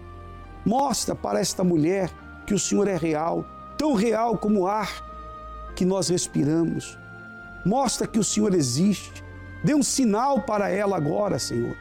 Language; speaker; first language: Portuguese; native; Portuguese